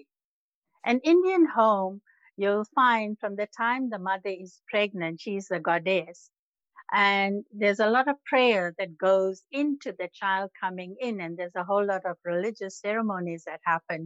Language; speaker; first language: English; native; English